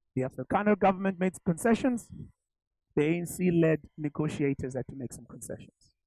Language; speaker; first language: English; non-native, local second language; Zulu